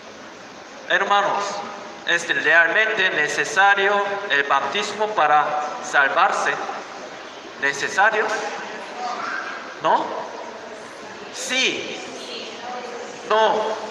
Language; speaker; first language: Spanish; non-native, learner; Korean